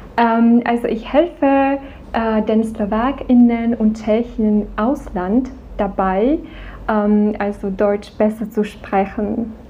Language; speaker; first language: German; non-native, fluent; Czech